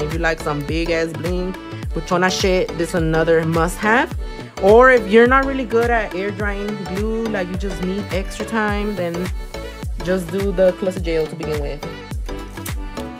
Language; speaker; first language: English; early bilingual, other home language; Spanish